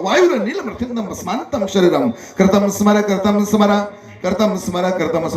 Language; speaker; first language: Hindi; non-native, local second language; Marathi